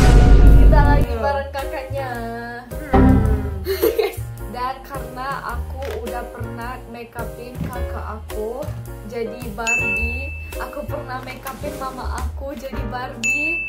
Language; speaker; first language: Indonesian; early bilingual, other home language; Russian